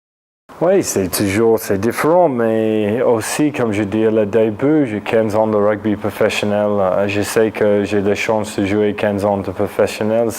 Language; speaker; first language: French; non-native, fluent; English